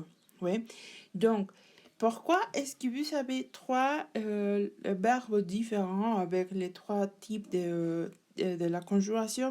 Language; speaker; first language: French; non-native, learner; Spanish